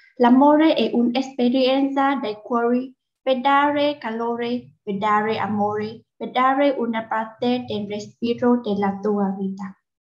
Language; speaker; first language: Italian; non-native, fluent; Vietnamese